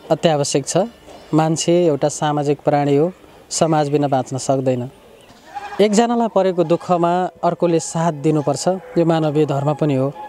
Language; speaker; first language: Nepali; native; Nepali